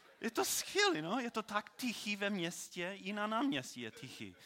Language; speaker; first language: Czech; non-native, learner; English